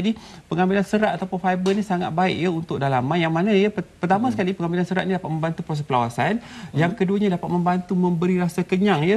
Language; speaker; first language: Malay; native; Malay